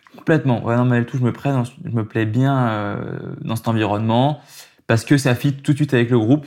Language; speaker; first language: French; native; French